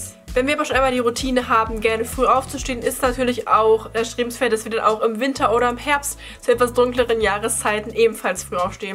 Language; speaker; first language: German; native; German